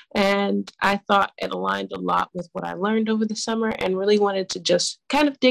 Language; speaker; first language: English; native; English